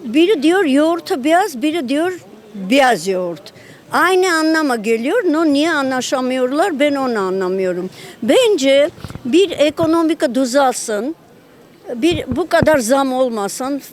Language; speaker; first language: Turkish; non-native, learner; Armenian